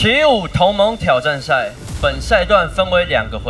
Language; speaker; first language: Chinese; native; Chinese